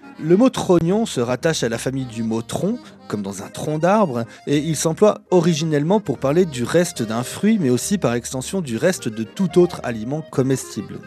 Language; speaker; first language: French; native; French